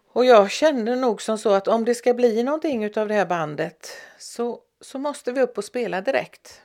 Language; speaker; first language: Swedish; native; Swedish